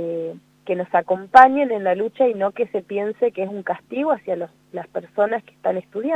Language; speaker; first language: Spanish; native; Spanish